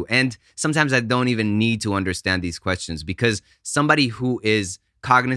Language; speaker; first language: English; non-native, fluent; Hebrew